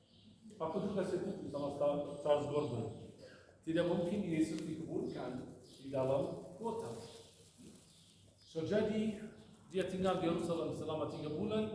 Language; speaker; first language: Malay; non-native, fluent; Arabic